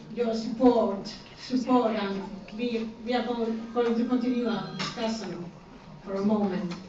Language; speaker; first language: English; non-native, fluent; Finnish